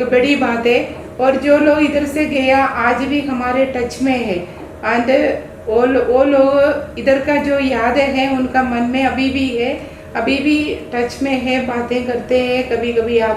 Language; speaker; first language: Hindi; non-native, local second language; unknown